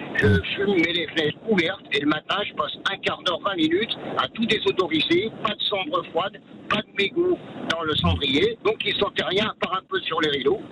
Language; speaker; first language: French; native; French